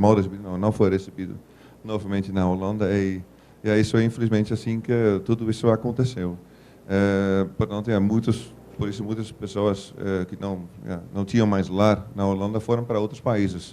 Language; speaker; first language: Portuguese; non-native, fluent; Dutch